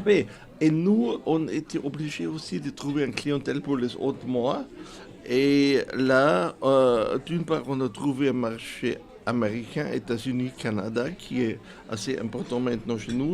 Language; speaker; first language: French; non-native, fluent; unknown